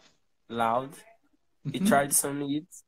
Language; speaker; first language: English; non-native, learner; Portuguese